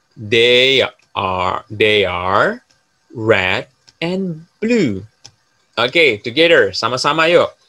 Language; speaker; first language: English; non-native, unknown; Indonesian